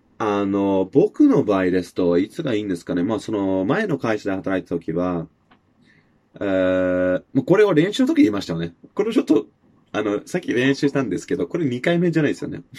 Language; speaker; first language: Japanese; non-native, fluent; English